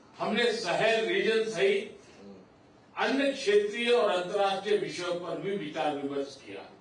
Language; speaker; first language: Hindi; non-native, local second language; Gujarati